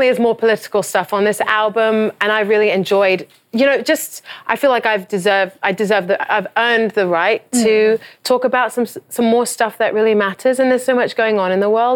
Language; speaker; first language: English; native; English